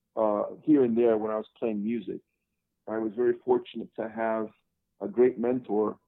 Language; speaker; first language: English; native; English